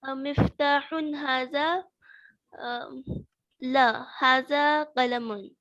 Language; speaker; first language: Arabic; non-native, learner; Hindi